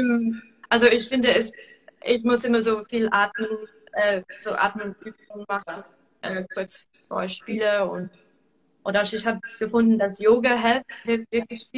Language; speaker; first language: German; non-native, fluent; English